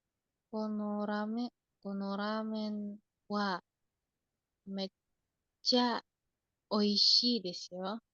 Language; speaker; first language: Japanese; non-native, learner; Indonesian